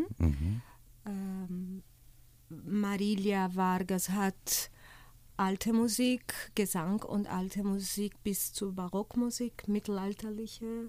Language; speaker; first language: German; non-native, fluent; Portuguese